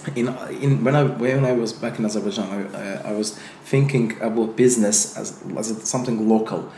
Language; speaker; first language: English; non-native, fluent; Azerbaijani